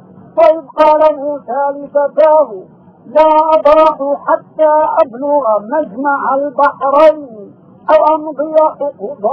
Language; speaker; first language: Arabic; native; Arabic